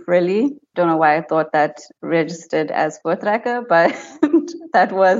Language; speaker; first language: English; native; English